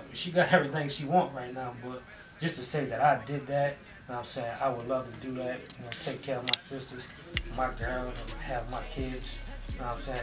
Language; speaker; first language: English; native; English